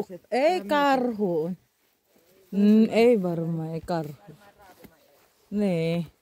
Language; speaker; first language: Finnish; non-native, learner; Filipino